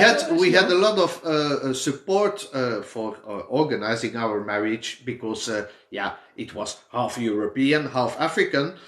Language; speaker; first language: English; non-native, fluent; Dutch